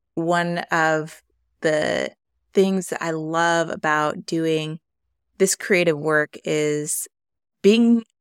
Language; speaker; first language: English; native; English